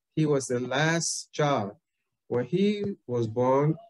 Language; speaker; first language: English; native; English